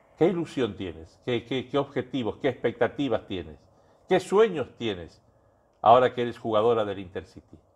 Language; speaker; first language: Spanish; native; Spanish